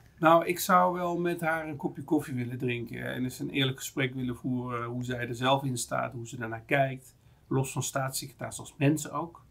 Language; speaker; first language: Dutch; native; Dutch